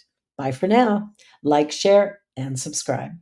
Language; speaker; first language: English; native; English